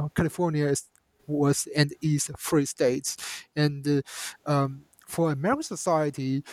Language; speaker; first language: English; non-native, fluent; Chinese